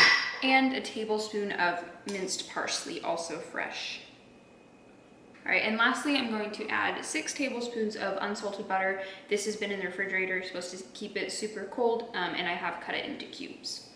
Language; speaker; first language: English; native; English